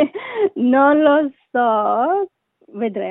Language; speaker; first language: Italian; non-native, fluent; Sinhala